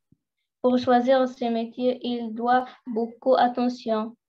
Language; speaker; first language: French; non-native, learner; Arabic